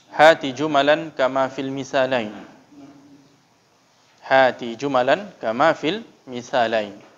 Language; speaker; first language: Arabic; non-native, fluent; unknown